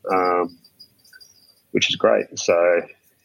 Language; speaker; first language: English; native; English